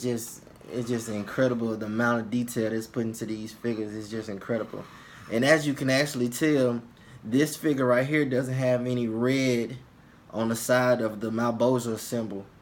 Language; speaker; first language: English; native; English